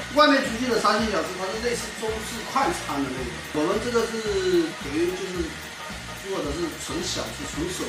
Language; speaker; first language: Chinese; native; Chinese